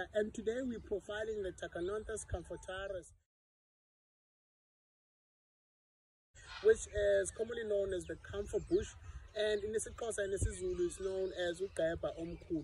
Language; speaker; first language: English; non-native, local second language; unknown